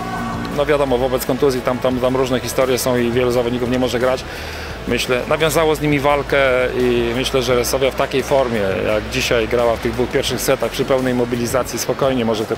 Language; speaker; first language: Polish; native; Polish